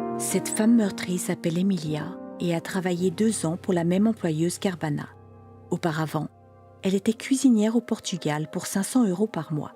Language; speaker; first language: French; native; French